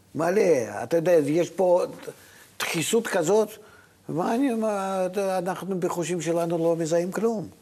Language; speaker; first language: Hebrew; non-native, fluent; Russian